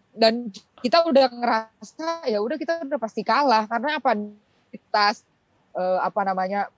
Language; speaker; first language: Indonesian; native; Indonesian